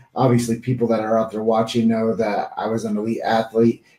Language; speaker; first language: English; native; English